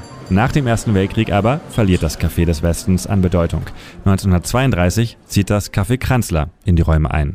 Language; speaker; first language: German; native; German